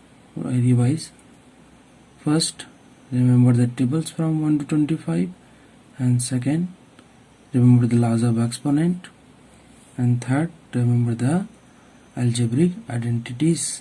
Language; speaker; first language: English; non-native, local second language; Hindi